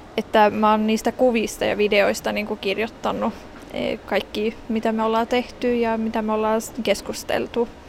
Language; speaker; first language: Finnish; early bilingual, heritage; Finnish